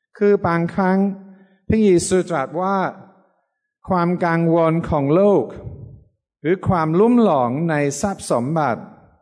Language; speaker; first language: Thai; non-native, fluent; English